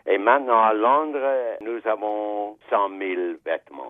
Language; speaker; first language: French; non-native, fluent; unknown